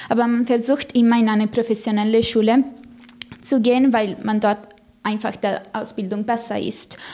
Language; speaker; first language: German; non-native, fluent; Italian